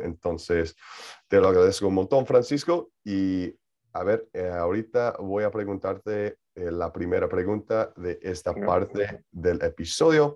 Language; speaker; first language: Spanish; non-native, learner; English